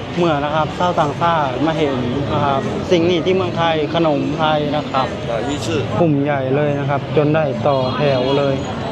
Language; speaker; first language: Thai; native; Thai